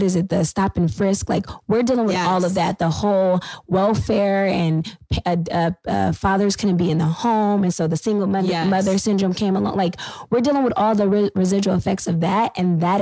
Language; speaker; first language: English; native; English